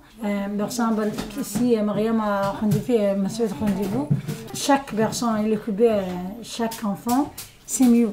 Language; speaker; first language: French; non-native, learner; Somali